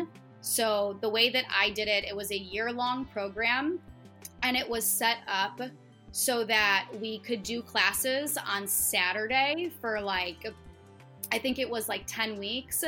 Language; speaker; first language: English; native; English